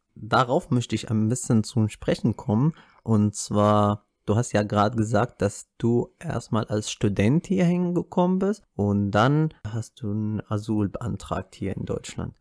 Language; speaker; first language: German; non-native, fluent; Arabic